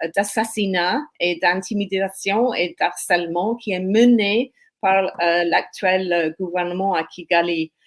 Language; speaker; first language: French; non-native, fluent; English